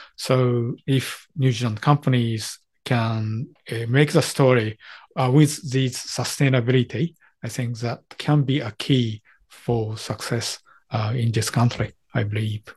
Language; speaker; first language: English; non-native, fluent; Japanese